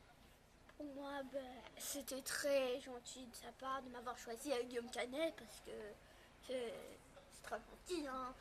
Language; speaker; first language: French; native; French